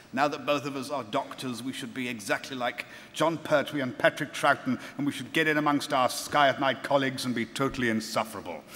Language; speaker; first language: English; native; English